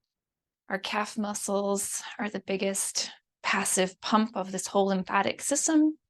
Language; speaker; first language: English; native; English